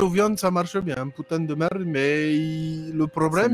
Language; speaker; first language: French; native; French